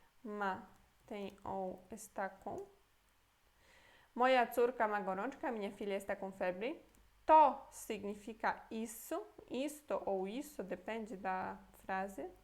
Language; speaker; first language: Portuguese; non-native, fluent; Polish